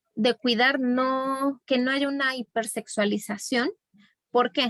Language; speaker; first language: Spanish; native; Spanish